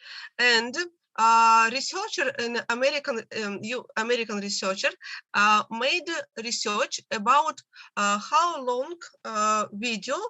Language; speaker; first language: English; non-native, learner; Russian